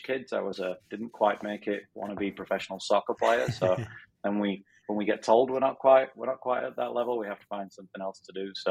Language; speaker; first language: English; native; English